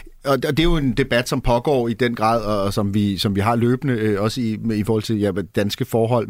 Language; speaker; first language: Danish; native; Danish